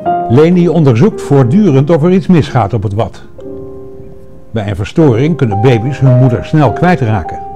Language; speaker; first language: Dutch; native; Dutch